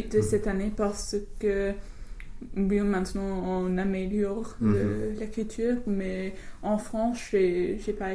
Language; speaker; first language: French; non-native, fluent; English